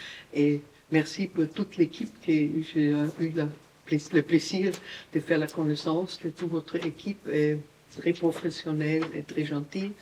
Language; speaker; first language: French; non-native, learner; German